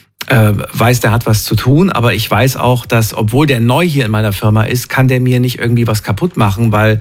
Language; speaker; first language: German; native; German